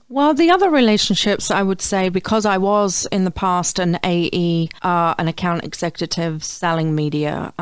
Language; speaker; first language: English; native; English